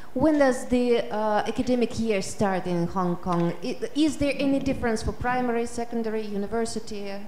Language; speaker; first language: English; non-native, fluent; Russian